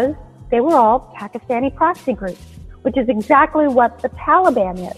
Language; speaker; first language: English; native; English